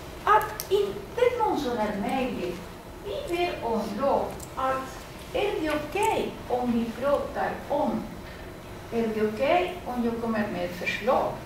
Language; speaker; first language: Swedish; non-native, fluent; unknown